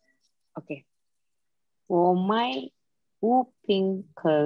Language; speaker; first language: Chinese; non-native, learner; Indonesian